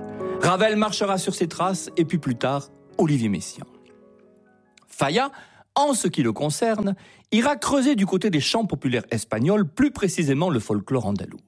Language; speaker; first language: French; native; French